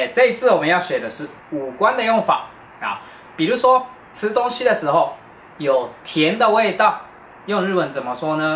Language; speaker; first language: Chinese; non-native, fluent; Japanese